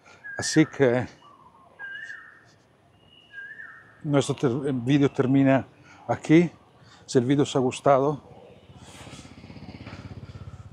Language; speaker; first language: Spanish; non-native, fluent; Italian